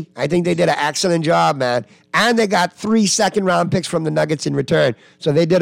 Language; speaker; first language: English; native; English